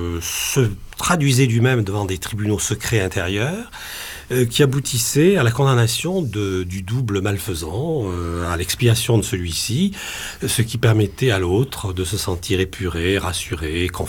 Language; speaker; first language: French; native; French